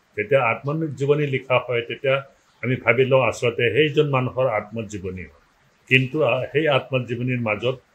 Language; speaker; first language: Assamese; non-native, local second language; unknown